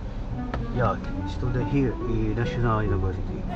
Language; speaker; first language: English; non-native, learner; Korean